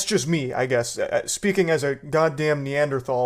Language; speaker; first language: English; native; English